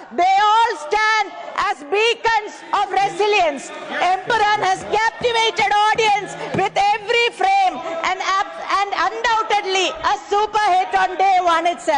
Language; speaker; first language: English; non-native, local second language; Malayalam